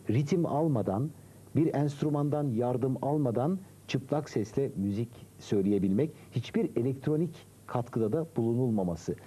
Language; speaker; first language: Turkish; native; Turkish